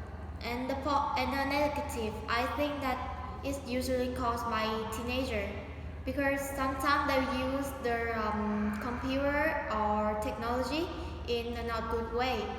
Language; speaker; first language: English; non-native, learner; Vietnamese